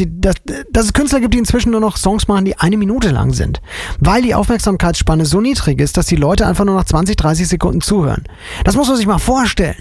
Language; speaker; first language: German; native; German